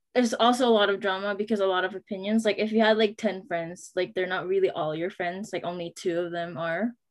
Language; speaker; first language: English; non-native, local second language; Filipino